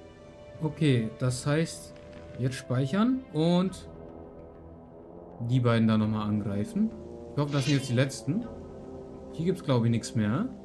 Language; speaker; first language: German; native; German